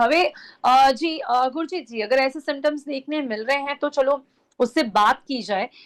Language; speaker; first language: Hindi; non-native, local second language; Gujarati